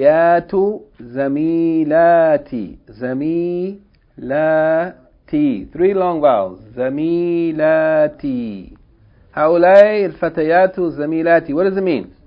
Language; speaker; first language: Arabic; non-native, fluent; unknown